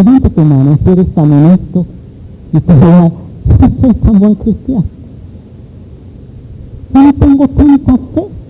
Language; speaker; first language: Spanish; native; Spanish